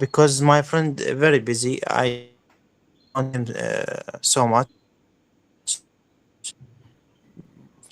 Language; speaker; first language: English; non-native, learner; Arabic